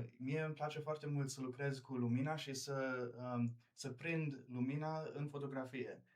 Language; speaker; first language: Romanian; early bilingual, heritage; Romanian